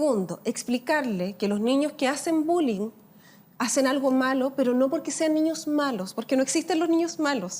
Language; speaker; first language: Spanish; native; Spanish